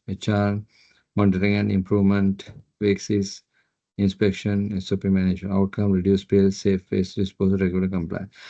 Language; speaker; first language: English; non-native, local second language; Sinhala